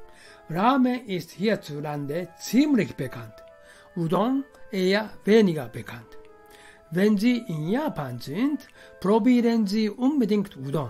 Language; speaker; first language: German; non-native, fluent; Japanese